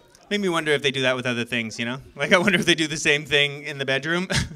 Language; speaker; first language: English; native; English